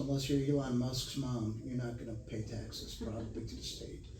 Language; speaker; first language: English; native; English